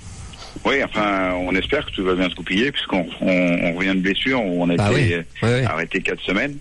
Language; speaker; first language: French; native; French